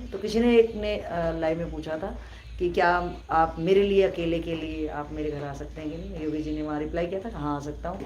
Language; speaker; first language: Hindi; native; Hindi